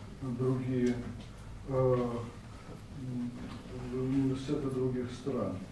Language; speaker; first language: Russian; native; Russian